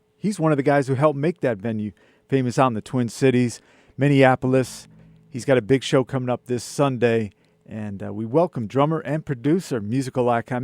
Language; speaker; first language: English; native; English